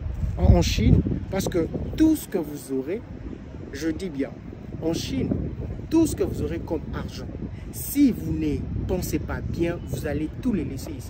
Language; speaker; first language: French; non-native, local second language; Lingala